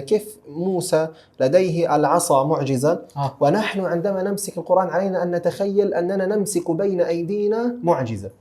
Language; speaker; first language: Arabic; native; Arabic